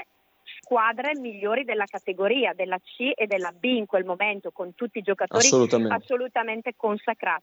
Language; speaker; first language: Italian; native; Italian